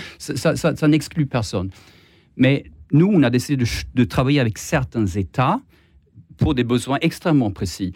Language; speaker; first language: French; non-native, fluent; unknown